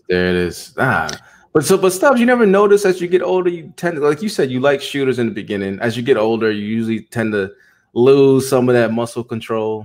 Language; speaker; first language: English; native; English